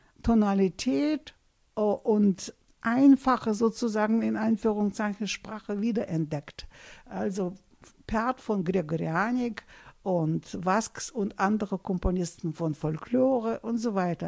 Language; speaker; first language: German; non-native, fluent; Russian